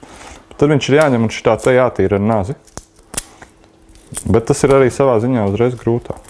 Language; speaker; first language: Latvian; native; Latvian